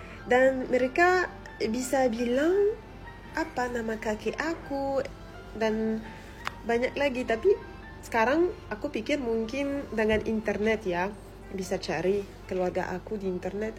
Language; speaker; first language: Indonesian; non-native, fluent; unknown